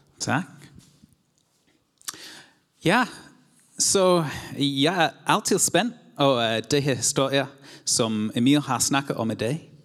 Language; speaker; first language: Danish; non-native, learner; English